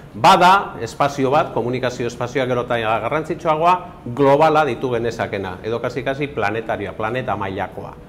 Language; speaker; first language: Basque; native; Basque